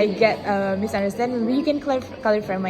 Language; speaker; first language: English; non-native, learner; Indonesian